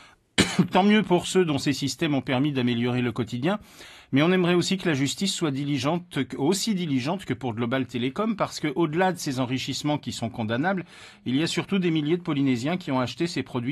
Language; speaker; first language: French; native; French